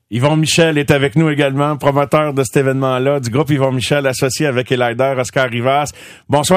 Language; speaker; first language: French; native; French